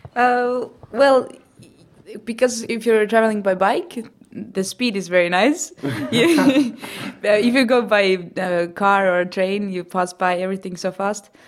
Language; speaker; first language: English; non-native, fluent; Estonian